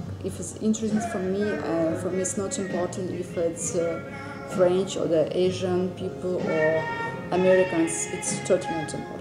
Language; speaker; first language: English; non-native, learner; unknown